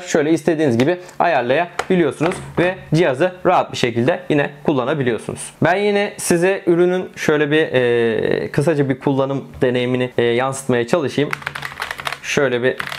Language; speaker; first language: Turkish; native; Turkish